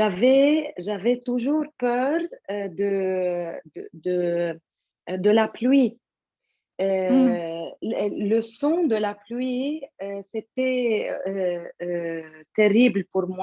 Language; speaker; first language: French; non-native, local second language; Arabic